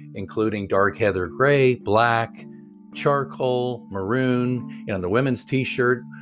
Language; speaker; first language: English; native; English